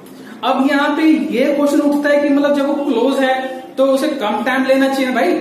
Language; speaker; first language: Hindi; native; Hindi